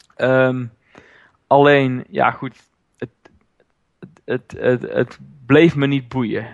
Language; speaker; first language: Dutch; native; Dutch